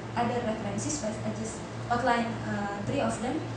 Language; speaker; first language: English; non-native, fluent; Indonesian